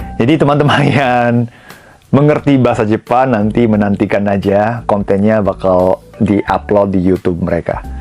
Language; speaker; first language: Indonesian; non-native, fluent; Japanese